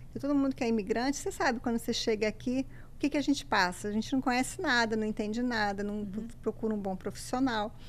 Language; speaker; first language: Portuguese; native; Portuguese